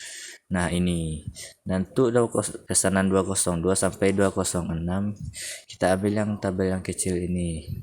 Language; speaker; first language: Indonesian; native; Indonesian